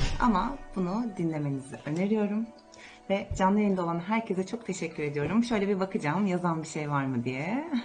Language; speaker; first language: Turkish; native; Turkish